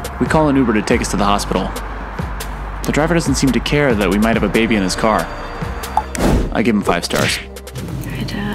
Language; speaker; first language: English; native; English